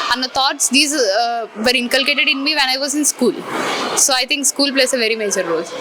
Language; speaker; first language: English; non-native, local second language; Telugu